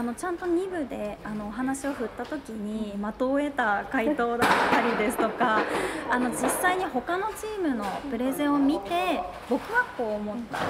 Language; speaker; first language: Japanese; native; Japanese